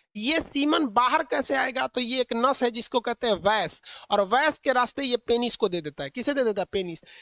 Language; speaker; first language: Hindi; native; Hindi